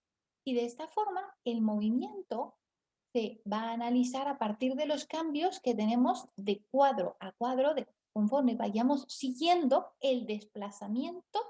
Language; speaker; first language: Spanish; native; Spanish